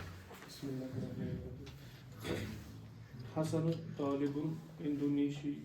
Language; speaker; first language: Arabic; non-native, learner; Urdu